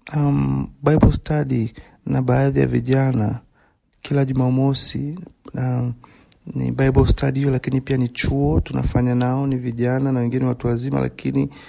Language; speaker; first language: Swahili; native; Swahili